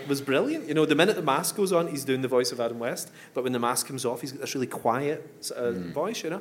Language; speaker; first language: English; native; English